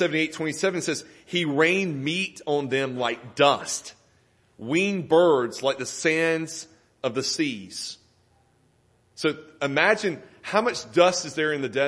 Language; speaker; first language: English; native; English